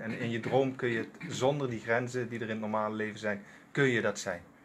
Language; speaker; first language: Dutch; non-native, local second language; Sranan Tongo